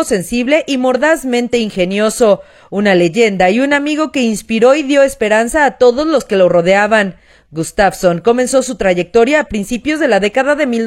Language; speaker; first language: Spanish; native; Spanish